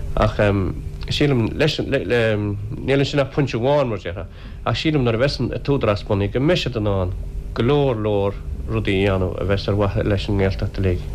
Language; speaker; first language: Irish; native; Irish